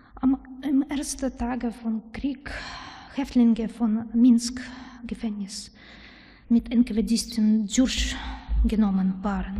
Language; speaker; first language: German; non-native, learner; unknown